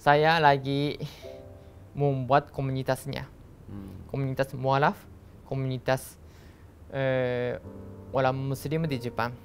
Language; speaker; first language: Indonesian; non-native, learner; Japanese